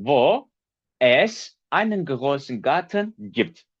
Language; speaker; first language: German; non-native, fluent; Turkish